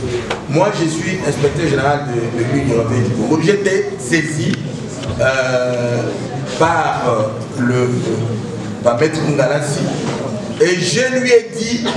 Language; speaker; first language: French; non-native, local second language; Lingala